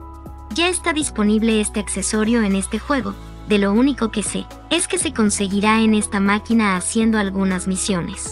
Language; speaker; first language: Spanish; native; Spanish